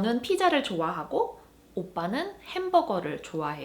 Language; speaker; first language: Korean; early bilingual, heritage; Korean